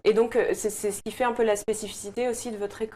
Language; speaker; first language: French; native; French